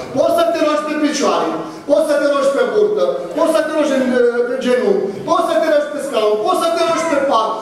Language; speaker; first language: Romanian; non-native, fluent; Arabic